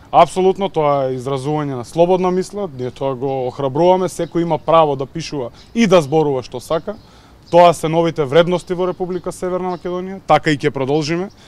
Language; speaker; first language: Macedonian; native; Macedonian